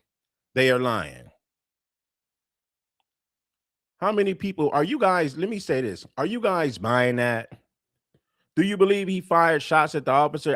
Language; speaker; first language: English; native; English